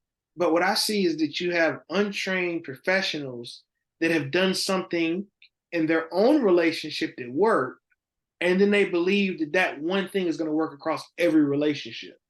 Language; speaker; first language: English; native; English